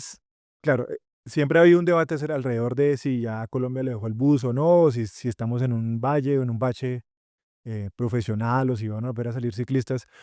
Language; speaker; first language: Spanish; native; Spanish